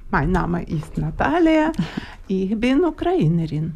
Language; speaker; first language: German; non-native, learner; Ukrainian